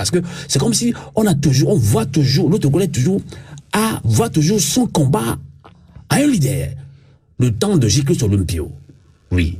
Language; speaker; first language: French; non-native, local second language; Ewe